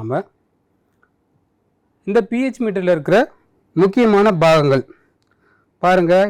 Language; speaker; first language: Tamil; native; Tamil